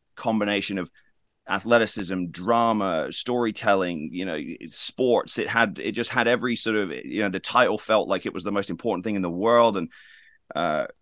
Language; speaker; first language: English; native; English